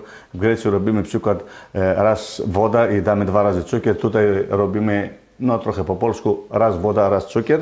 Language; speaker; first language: Polish; non-native, fluent; Greek